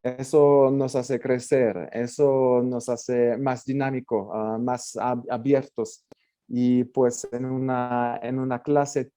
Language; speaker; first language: Spanish; non-native, fluent; French